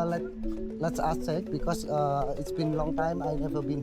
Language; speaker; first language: English; non-native, learner; Indonesian